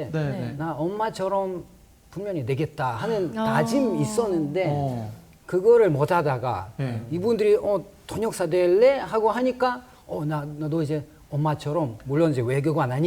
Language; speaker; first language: Korean; non-native, fluent; Russian